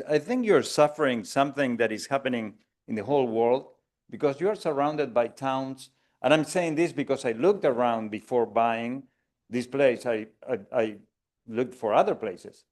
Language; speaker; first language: English; non-native, fluent; Spanish